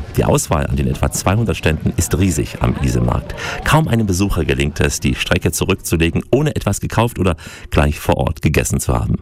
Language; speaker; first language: German; native; German